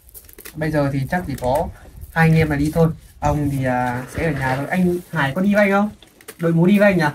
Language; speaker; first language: Vietnamese; native; Vietnamese